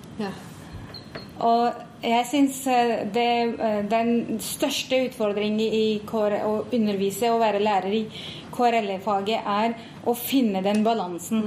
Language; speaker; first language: Norwegian; non-native, fluent; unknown